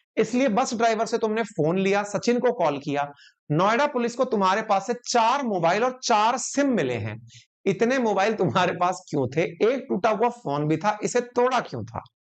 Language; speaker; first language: Hindi; native; Hindi